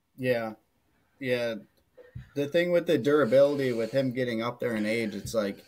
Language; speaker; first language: English; native; English